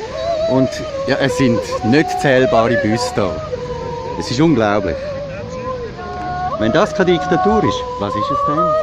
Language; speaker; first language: German; native; German